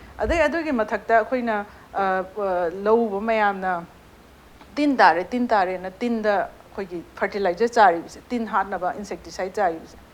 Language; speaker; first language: Manipuri; native; Manipuri